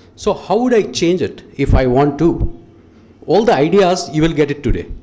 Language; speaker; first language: English; non-native, local second language; Gujarati